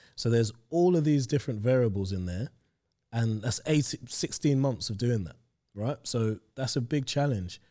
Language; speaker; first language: English; native; English